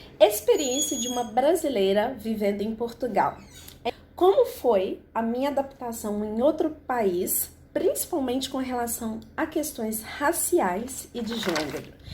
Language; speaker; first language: Portuguese; native; Portuguese